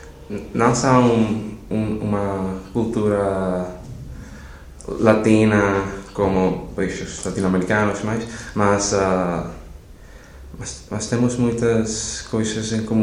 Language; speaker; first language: Portuguese; non-native, learner; Spanish